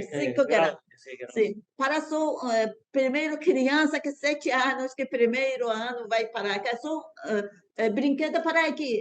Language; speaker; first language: Portuguese; non-native, learner; Persian